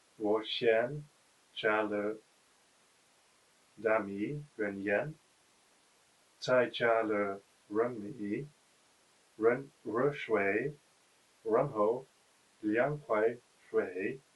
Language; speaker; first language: Chinese; non-native, learner; Dutch